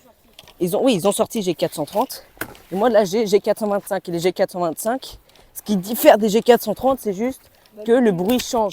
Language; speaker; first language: French; native; French